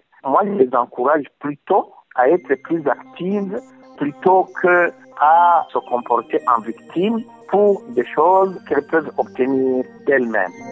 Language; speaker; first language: French; non-native, local second language; Rundi